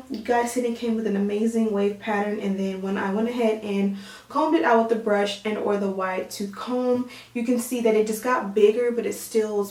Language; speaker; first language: English; native; English